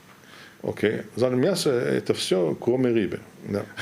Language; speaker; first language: Russian; non-native, fluent; German